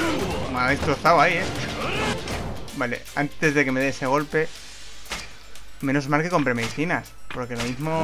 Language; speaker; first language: Spanish; native; Spanish